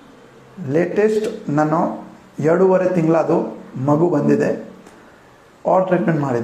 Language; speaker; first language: Kannada; non-native, local second language; Gujarati